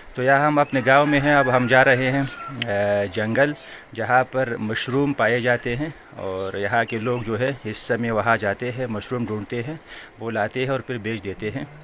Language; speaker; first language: Hindi; non-native, fluent; Pashto